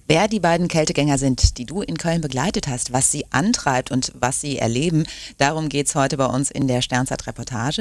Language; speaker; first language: German; native; German